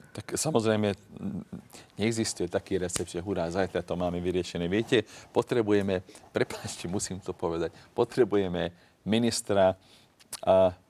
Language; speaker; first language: Slovak; non-native, local second language; Hungarian